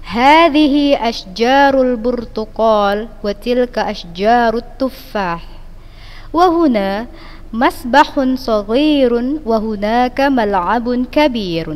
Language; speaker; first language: Arabic; non-native, fluent; Indonesian